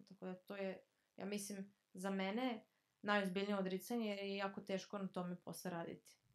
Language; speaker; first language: Croatian; early bilingual, heritage; Serbian